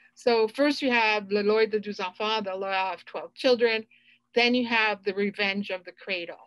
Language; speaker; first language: English; native; English